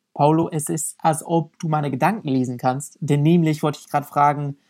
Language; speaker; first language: German; non-native, fluent; English